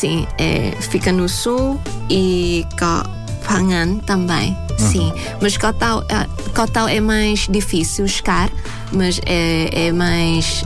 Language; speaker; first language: Portuguese; non-native, fluent; Thai